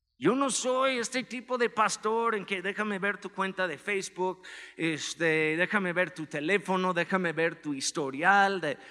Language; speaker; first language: Spanish; non-native, fluent; English